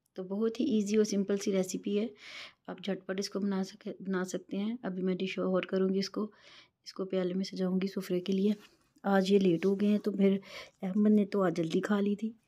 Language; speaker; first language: Urdu; non-native, local second language; Punjabi